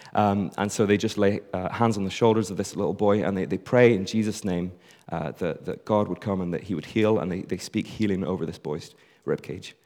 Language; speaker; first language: English; native; English